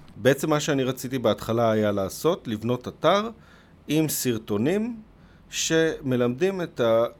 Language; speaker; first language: Hebrew; native; Hebrew